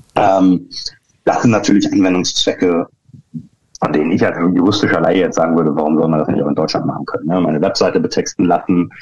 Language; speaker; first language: German; native; German